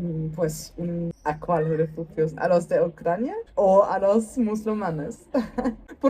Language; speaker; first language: Spanish; non-native, learner; German